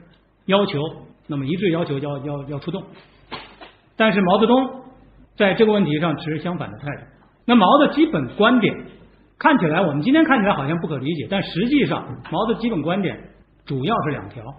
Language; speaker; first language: Chinese; native; Chinese